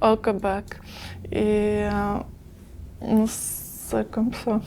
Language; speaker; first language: French; non-native, learner; Ukrainian